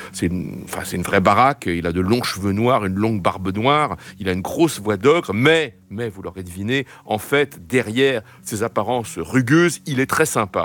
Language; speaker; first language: French; native; French